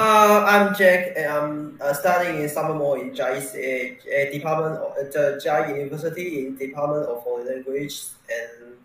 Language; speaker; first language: English; non-native, learner; Chinese